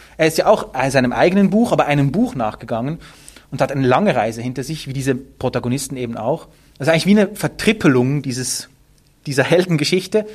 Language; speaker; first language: German; native; German